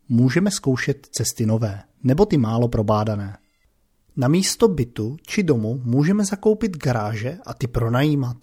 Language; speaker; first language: Czech; native; Czech